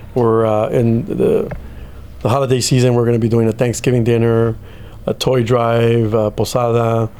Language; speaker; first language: English; native; English